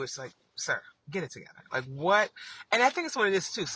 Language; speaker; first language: English; native; English